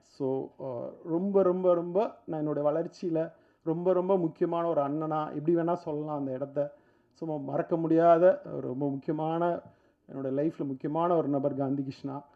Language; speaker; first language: Tamil; native; Tamil